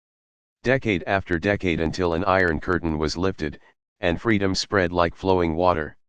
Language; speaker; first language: English; native; English